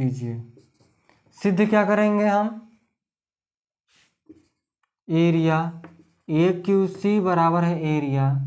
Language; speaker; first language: Hindi; native; Hindi